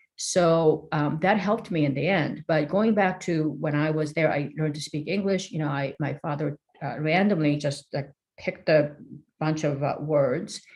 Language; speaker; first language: English; early bilingual, other home language; Korean